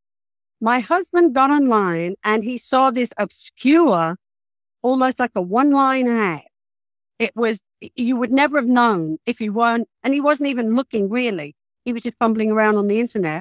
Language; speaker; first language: English; native; English